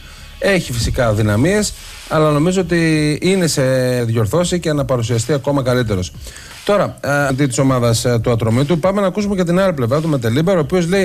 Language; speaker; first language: Greek; native; Greek